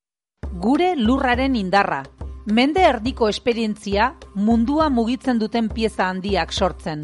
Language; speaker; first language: Basque; native; Basque